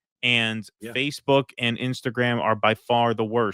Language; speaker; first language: English; native; English